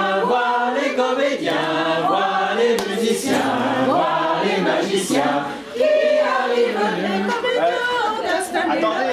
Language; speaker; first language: French; native; French